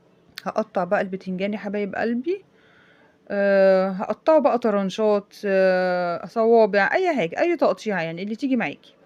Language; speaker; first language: Arabic; native; Arabic